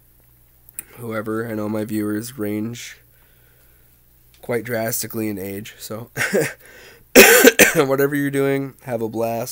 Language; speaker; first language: English; native; English